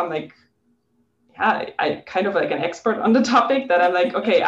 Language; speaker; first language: English; non-native, fluent; German